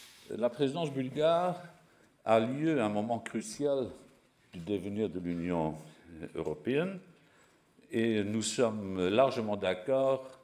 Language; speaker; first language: French; non-native, local second language; Luxembourgish